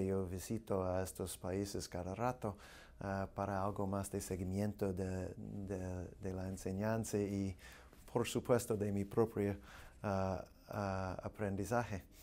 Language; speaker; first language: Spanish; non-native, fluent; English